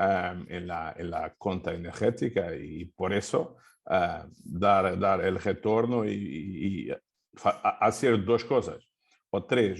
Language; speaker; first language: Spanish; non-native, fluent; Portuguese